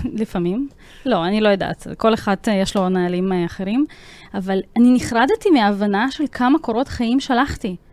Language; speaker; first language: Hebrew; early bilingual, other home language; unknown